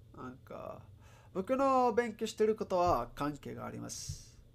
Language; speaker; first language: Japanese; non-native, fluent; Spanish